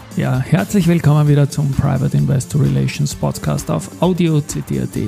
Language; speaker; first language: German; native; German